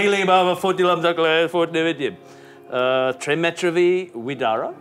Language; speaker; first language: Czech; non-native, fluent; English